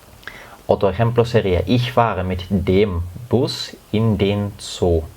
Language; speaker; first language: German; non-native, fluent; Spanish